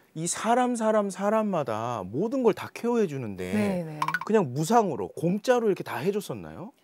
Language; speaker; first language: Korean; native; Korean